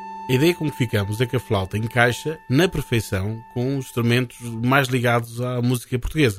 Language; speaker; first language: Portuguese; native; Portuguese